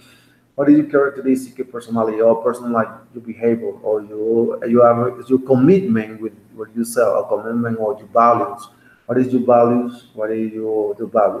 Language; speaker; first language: English; non-native, learner; Spanish